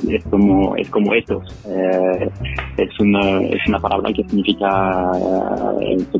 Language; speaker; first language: Spanish; non-native, fluent; French